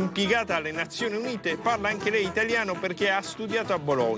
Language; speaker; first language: Italian; native; Italian